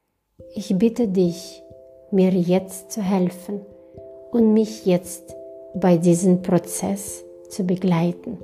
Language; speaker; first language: German; non-native, fluent; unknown